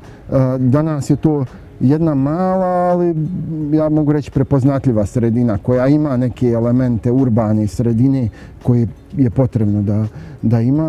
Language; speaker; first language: Bosnian; native; Bosnian